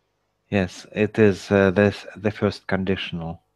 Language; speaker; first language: English; non-native, learner; Russian